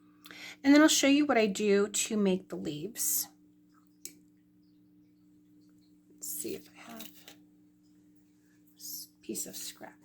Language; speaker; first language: English; native; English